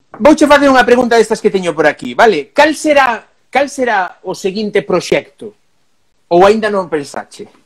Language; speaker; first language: Galician; non-native, local second language; Spanish